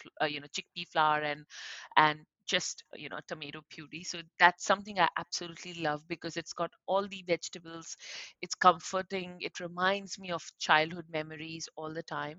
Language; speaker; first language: English; non-native, local second language; Punjabi